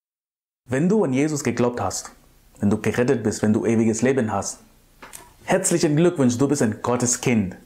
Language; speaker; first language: German; non-native, fluent; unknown